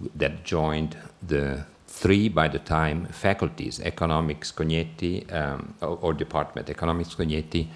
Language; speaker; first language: English; non-native, fluent; Italian